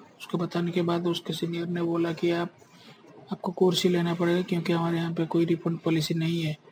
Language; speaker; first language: Hindi; native; Hindi